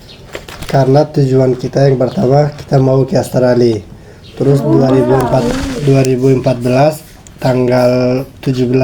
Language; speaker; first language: Indonesian; non-native, fluent; Persian